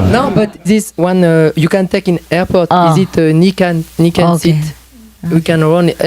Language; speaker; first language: English; non-native, learner; French